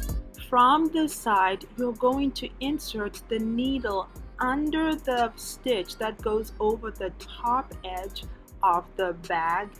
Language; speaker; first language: English; native; English